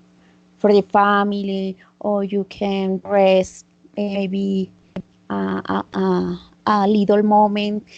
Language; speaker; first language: English; non-native, learner; Spanish